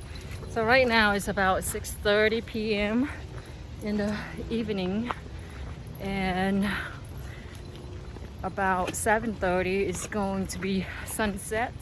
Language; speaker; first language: English; non-native, fluent; Vietnamese